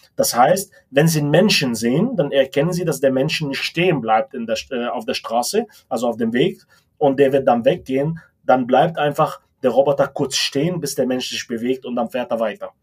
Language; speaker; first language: German; non-native, fluent; Arabic